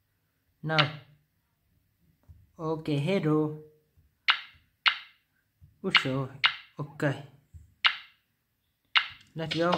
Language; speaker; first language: English; non-native, learner; Vietnamese